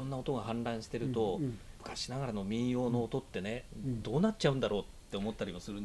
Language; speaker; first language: Japanese; native; Japanese